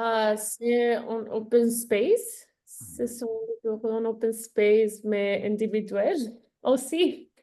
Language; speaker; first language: French; non-native, learner; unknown